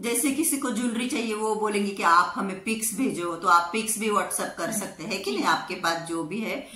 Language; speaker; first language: Hindi; non-native, local second language; Marathi